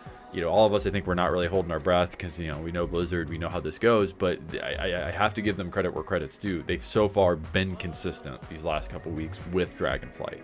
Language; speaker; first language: English; native; English